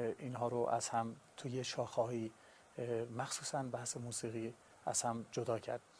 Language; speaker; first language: Persian; non-native, local second language; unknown